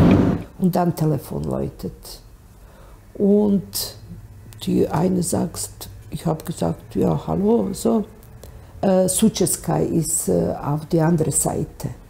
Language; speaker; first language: German; non-native, learner; Bosnian